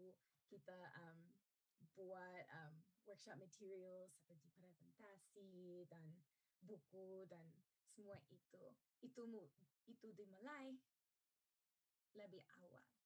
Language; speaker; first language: Indonesian; non-native, learner; English